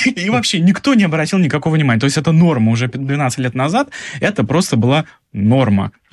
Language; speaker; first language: Russian; native; Russian